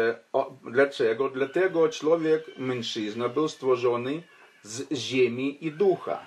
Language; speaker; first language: Polish; non-native, fluent; Ukrainian